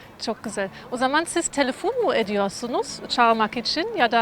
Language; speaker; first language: Turkish; non-native, fluent; German